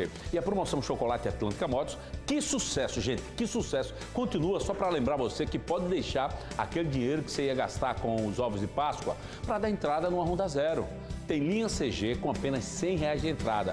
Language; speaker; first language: Portuguese; native; Portuguese